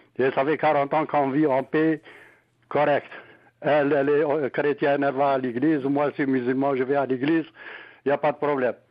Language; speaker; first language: French; non-native, local second language; Arabic